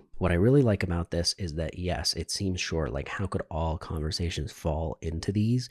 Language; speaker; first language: English; native; English